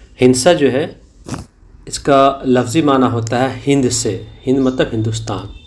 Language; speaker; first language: Hindi; native; Hindi